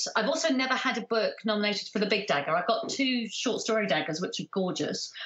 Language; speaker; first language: English; native; English